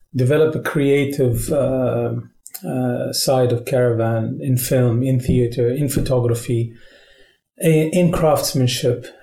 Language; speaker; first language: English; non-native, fluent; Arabic